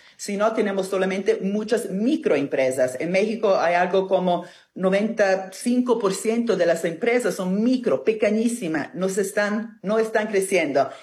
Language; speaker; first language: Spanish; non-native, fluent; Italian